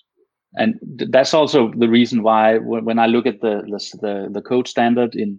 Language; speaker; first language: English; non-native, fluent; Danish